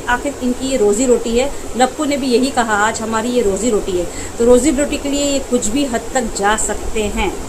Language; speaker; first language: Hindi; native; Hindi